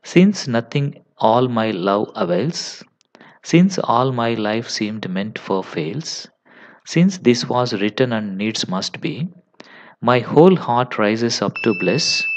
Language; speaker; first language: English; non-native, local second language; Telugu